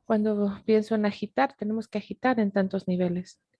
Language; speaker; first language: Spanish; native; Spanish